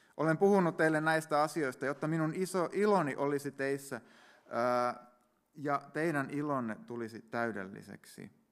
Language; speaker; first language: Finnish; native; Finnish